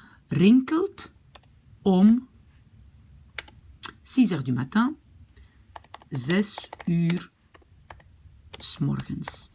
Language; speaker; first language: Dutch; non-native, fluent; French